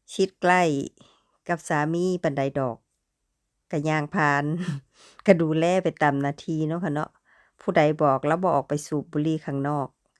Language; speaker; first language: Thai; native; Thai